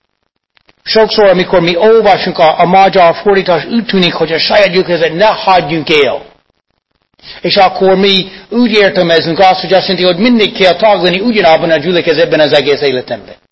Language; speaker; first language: Hungarian; non-native, fluent; English